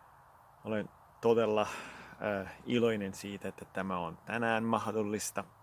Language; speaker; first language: Finnish; non-native, fluent; Italian